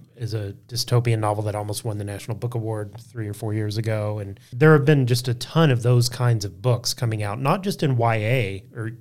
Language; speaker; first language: English; native; English